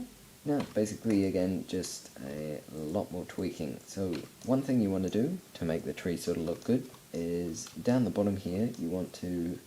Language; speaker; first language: English; native; English